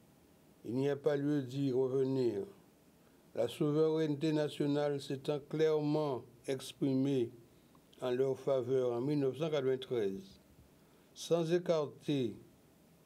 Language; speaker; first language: French; native; French